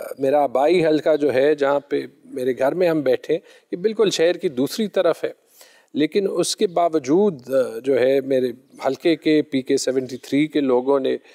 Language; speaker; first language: Urdu; non-native, local second language; Pashto